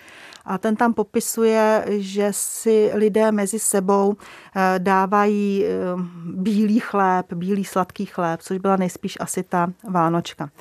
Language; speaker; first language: Czech; native; Czech